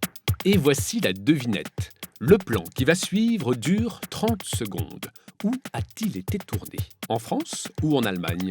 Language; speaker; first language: French; native; French